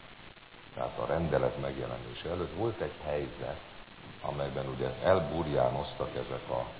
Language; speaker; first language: Hungarian; native; Hungarian